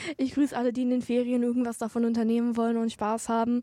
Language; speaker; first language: German; native; German